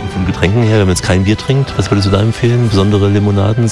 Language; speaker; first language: German; native; German